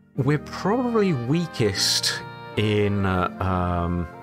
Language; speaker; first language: English; native; English